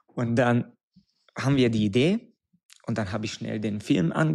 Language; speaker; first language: German; non-native, fluent; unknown